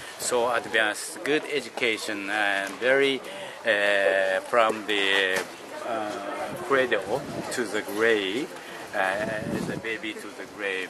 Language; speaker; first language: English; non-native, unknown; Japanese